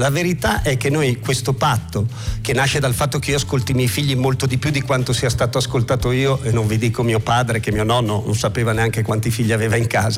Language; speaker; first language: Italian; native; Italian